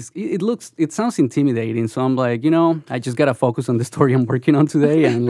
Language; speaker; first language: English; non-native, fluent; Spanish